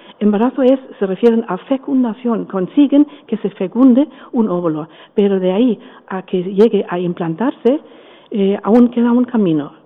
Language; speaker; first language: Spanish; non-native, fluent; German